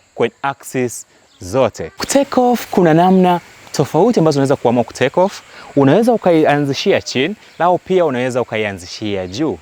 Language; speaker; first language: Swahili; native; Swahili